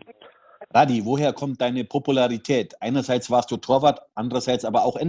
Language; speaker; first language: German; native; German